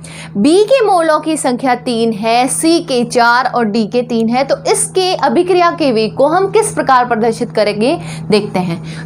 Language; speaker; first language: Hindi; native; Hindi